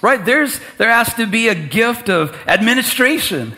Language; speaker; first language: English; native; English